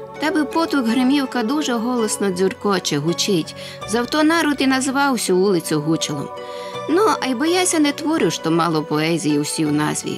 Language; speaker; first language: Ukrainian; native; Ukrainian